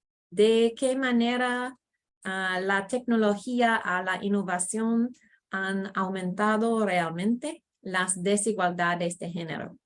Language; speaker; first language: Spanish; non-native, fluent; English